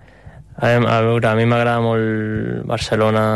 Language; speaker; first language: Catalan; non-native, local second language; Spanish